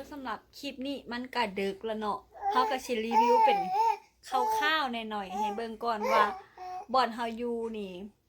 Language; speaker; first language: Thai; native; Thai